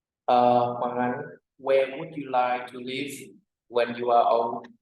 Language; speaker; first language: English; non-native, fluent; Vietnamese